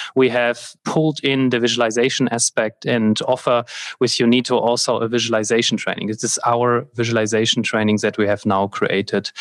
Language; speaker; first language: English; non-native, fluent; German